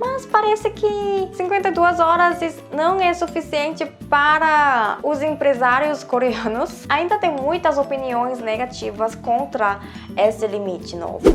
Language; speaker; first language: Portuguese; non-native, fluent; Korean